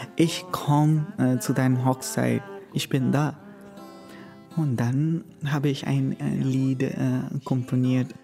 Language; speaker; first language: German; non-native, learner; Konkani